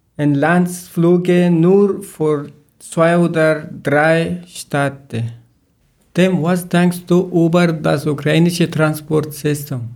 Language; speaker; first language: German; non-native, learner; Persian